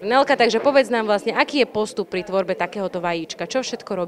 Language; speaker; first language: Slovak; native; Slovak